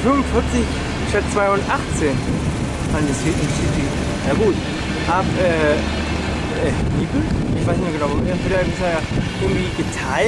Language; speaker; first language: German; native; German